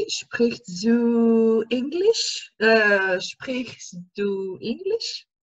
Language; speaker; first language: German; non-native, learner; Greek